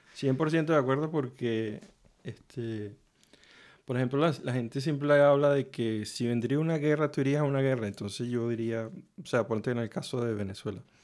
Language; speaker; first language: Spanish; native; Spanish